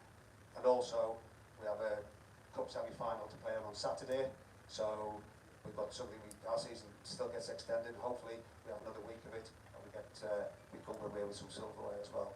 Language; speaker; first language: English; native; English